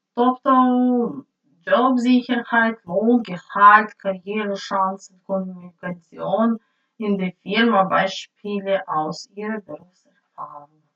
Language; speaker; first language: German; non-native, learner; Ukrainian